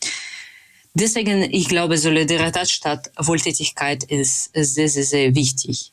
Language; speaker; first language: German; non-native, fluent; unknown